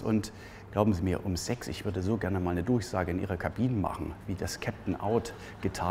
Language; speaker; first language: German; native; German